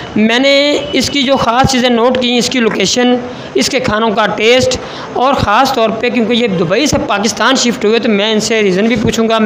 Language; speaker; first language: Hindi; non-native, local second language; Punjabi